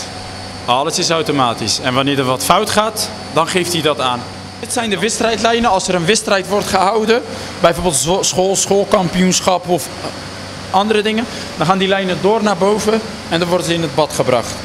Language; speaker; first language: Dutch; native; Dutch